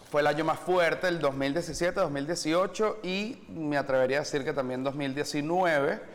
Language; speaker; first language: Spanish; native; Spanish